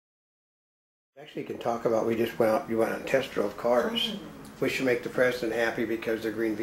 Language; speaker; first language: English; native; English